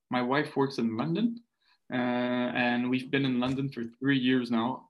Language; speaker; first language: English; non-native, fluent; French